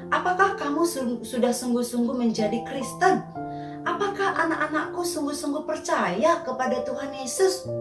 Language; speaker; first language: Indonesian; native; Indonesian